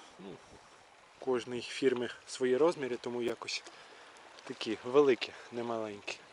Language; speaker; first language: Ukrainian; native; Ukrainian